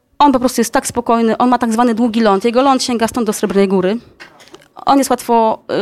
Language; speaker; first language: Polish; native; Polish